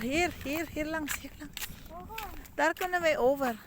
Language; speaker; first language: Dutch; non-native, learner; Cebuano